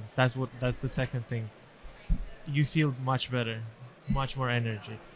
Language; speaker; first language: English; non-native, fluent; Turkish